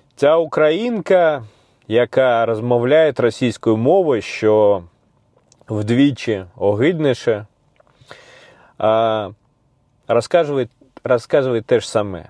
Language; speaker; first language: Ukrainian; non-native, learner; Russian